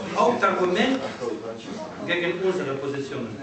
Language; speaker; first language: German; non-native, learner; Russian